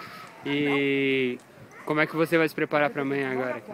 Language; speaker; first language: Portuguese; native; Portuguese